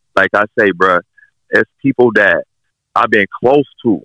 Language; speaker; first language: English; native; English